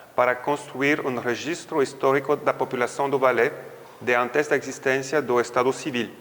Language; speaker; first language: Portuguese; non-native, fluent; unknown